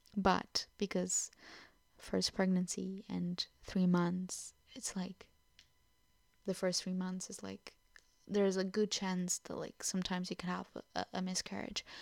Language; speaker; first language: English; non-native, fluent; Portuguese